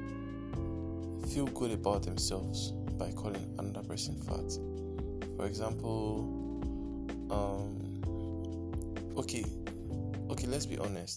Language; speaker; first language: English; non-native, local second language; Yoruba